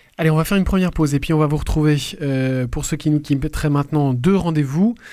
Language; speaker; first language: French; native; French